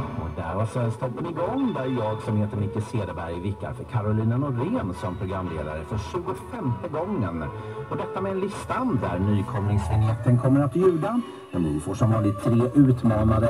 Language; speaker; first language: Swedish; native; Swedish